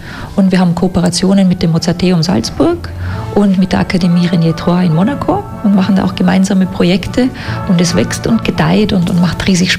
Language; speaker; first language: German; native; German